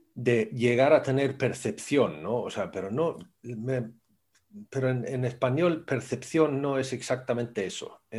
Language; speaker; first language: Spanish; non-native, fluent; Swedish